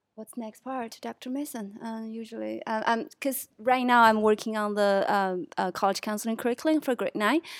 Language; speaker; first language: English; non-native, fluent; Chinese